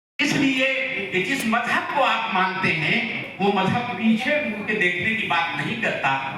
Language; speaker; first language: Urdu; native; Urdu